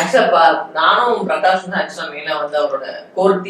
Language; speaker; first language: Tamil; native; Tamil